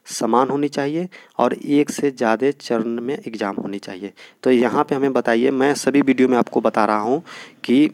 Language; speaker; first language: Hindi; native; Hindi